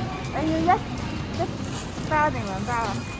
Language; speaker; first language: Cantonese; early bilingual, heritage; Cantonese